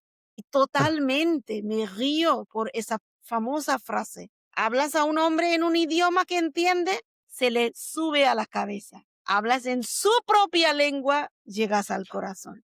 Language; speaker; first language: Spanish; non-native, fluent; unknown